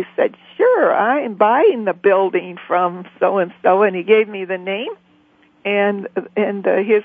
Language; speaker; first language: English; native; English